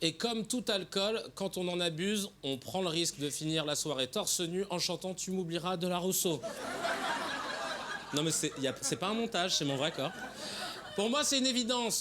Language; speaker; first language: French; native; French